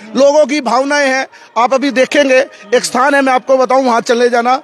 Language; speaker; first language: Hindi; native; Hindi